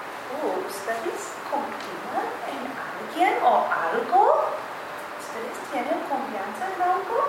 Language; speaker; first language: Spanish; non-native, fluent; English